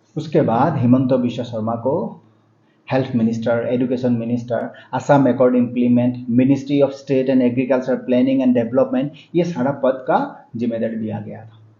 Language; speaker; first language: Hindi; non-native, local second language; Assamese